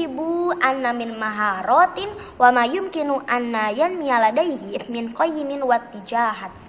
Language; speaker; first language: Arabic; non-native, learner; Indonesian